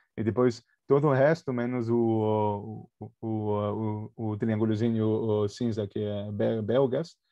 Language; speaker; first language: Portuguese; non-native, fluent; Spanish